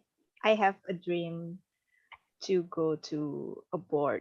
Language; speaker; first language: English; non-native, learner; Indonesian